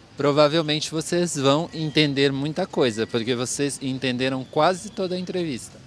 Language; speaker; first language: Portuguese; native; Portuguese